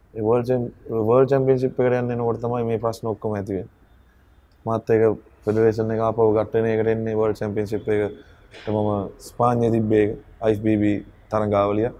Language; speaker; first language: Sinhala; native; Sinhala